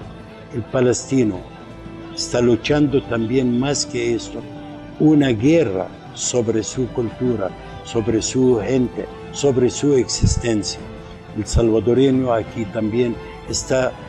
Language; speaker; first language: Spanish; non-native, fluent; Arabic